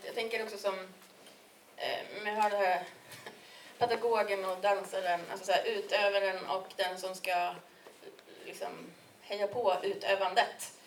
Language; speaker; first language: Swedish; native; Swedish